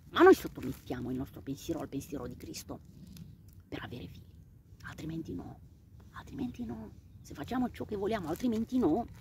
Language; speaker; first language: Italian; non-native, fluent; Romanian